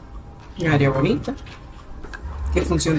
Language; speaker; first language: Spanish; native; Spanish